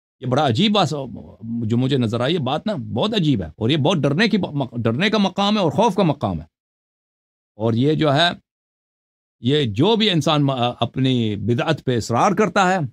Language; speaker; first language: Urdu; non-native, fluent; Persian